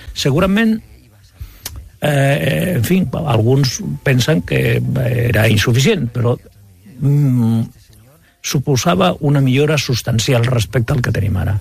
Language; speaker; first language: Catalan; non-native, local second language; Spanish